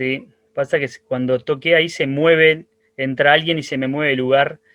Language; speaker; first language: Spanish; native; Spanish